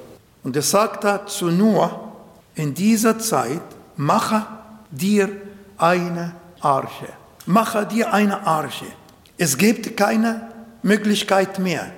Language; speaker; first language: German; non-native, fluent; Arabic